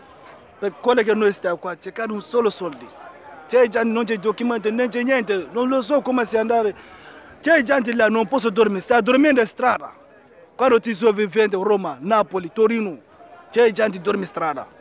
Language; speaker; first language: Italian; non-native, learner; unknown